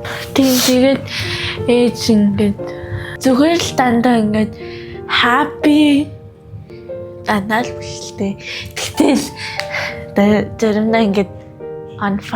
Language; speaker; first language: Mongolian; early bilingual, heritage; Mongolian